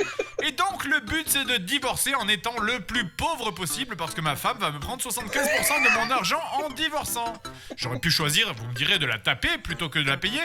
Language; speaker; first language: French; native; French